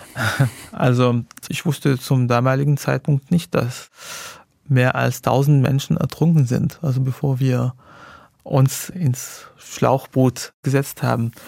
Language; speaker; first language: German; non-native, fluent; Arabic